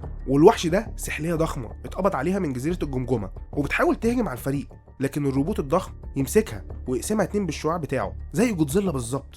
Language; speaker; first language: Arabic; native; Arabic